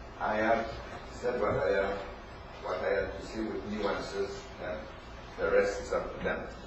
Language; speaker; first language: English; non-native, fluent; French